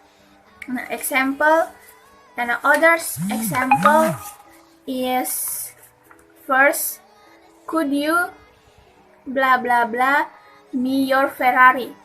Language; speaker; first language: English; non-native, learner; Indonesian